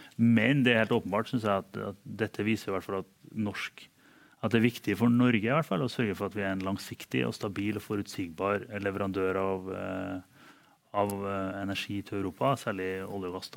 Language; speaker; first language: Norwegian; native; Norwegian